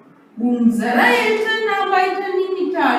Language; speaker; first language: German; non-native, fluent; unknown